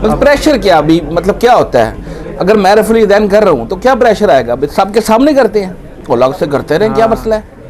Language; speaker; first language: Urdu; non-native, local second language; Punjabi